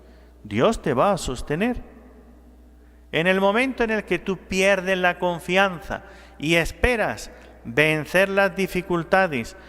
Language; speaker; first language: Spanish; native; Spanish